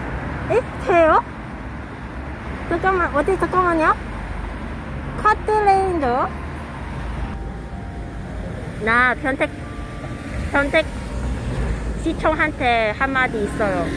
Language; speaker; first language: Korean; non-native, learner; Cantonese